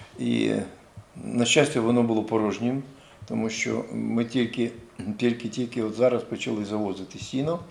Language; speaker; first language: Ukrainian; native; Ukrainian